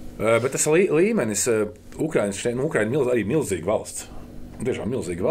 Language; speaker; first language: Latvian; native; Latvian